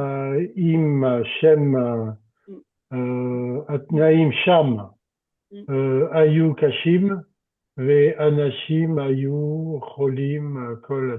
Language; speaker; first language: Hebrew; non-native, learner; French